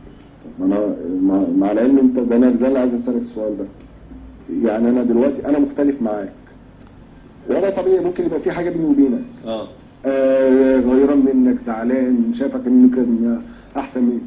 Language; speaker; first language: Arabic; native; Arabic